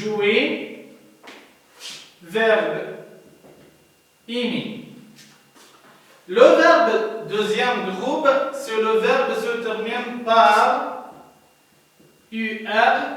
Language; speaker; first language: French; non-native, learner; Arabic